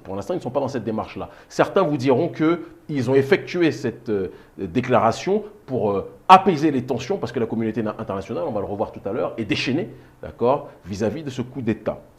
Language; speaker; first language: French; native; French